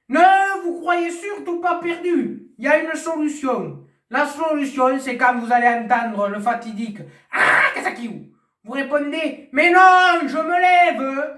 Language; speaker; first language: French; native; French